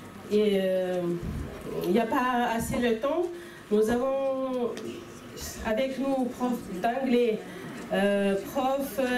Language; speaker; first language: French; non-native, fluent; Chechen